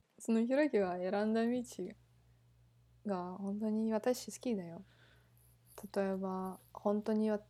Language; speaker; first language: Japanese; non-native, learner; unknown